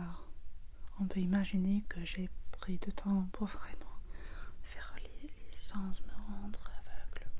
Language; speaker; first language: French; non-native, learner; English